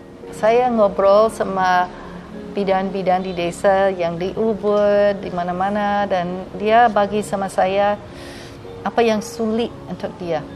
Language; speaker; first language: Indonesian; non-native, fluent; English